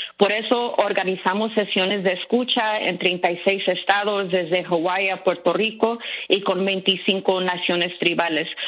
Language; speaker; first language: Spanish; early bilingual, heritage; Spanish